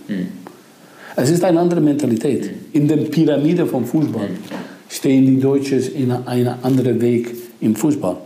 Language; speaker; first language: German; non-native, fluent; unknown